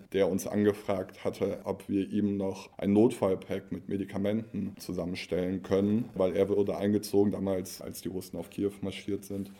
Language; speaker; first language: German; native; German